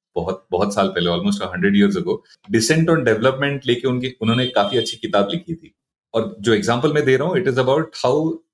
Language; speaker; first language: Hindi; non-native, local second language; Marathi